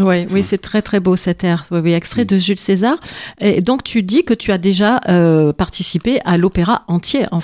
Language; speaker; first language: French; native; French